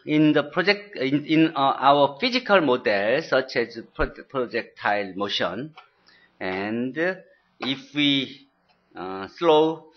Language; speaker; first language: English; non-native, fluent; Korean